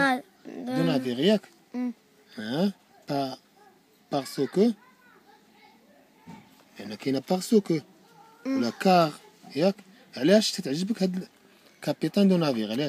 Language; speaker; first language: French; non-native, learner; Arabic